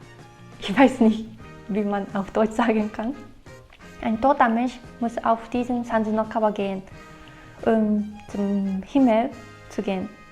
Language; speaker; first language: German; non-native, fluent; Japanese